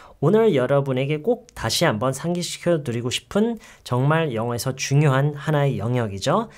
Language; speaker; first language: Korean; native; Korean